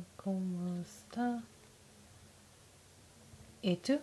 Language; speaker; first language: Italian; non-native, learner; English